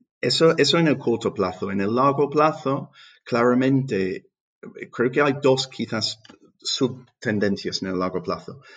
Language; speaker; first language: Spanish; non-native, fluent; English